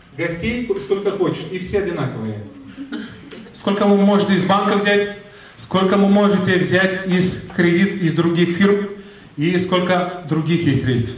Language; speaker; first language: Russian; non-native, fluent; Lithuanian